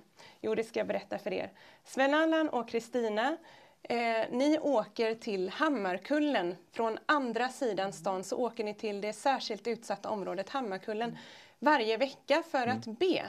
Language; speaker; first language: Swedish; native; Swedish